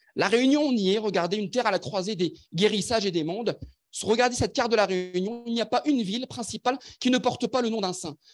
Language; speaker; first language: French; non-native, local second language; Arabic